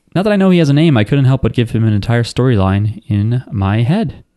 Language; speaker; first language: English; native; English